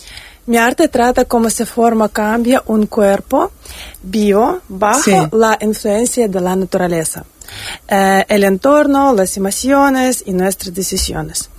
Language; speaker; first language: Spanish; non-native, learner; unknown